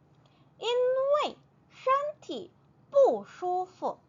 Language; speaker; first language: Chinese; non-native, fluent; Korean